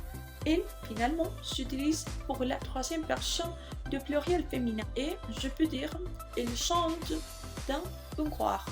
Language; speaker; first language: French; non-native, learner; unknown